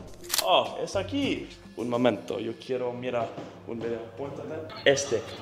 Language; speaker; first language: Spanish; non-native, learner; English